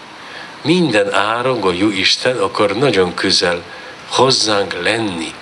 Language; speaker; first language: Hungarian; non-native, learner; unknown